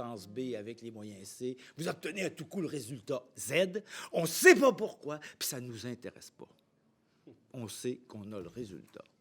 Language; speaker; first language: French; native; French